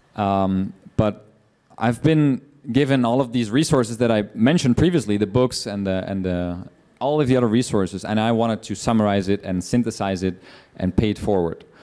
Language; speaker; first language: English; non-native, fluent; Dutch